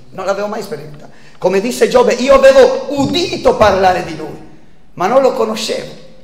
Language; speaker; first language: Italian; non-native, fluent; Spanish